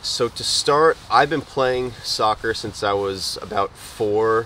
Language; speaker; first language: English; native; English